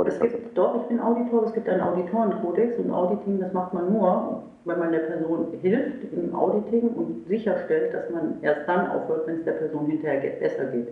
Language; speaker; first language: German; native; German